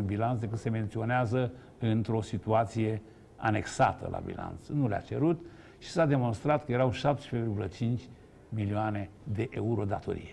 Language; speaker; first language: Romanian; native; Romanian